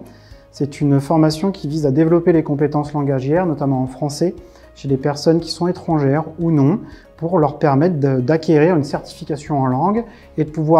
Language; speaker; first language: French; native; French